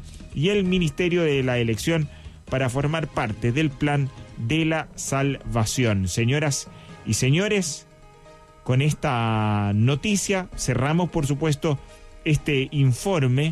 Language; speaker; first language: Spanish; native; Spanish